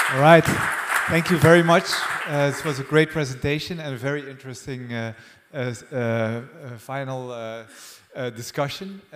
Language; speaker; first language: English; non-native, fluent; Dutch